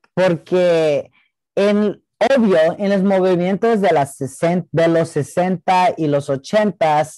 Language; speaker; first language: Spanish; early bilingual, heritage; Spanish